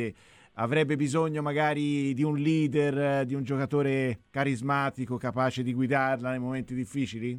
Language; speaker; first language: Italian; native; Italian